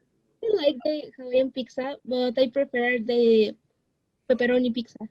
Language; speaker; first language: English; non-native, learner; Spanish